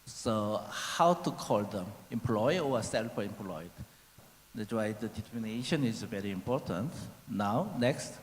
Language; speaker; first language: English; non-native, learner; Korean